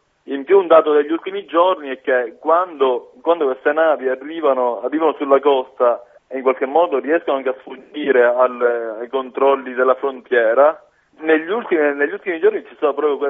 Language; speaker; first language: Italian; native; Italian